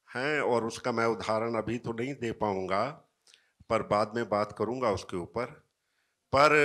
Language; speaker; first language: Hindi; native; Hindi